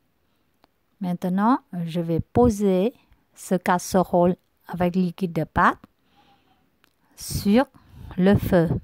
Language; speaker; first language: French; non-native, learner; Vietnamese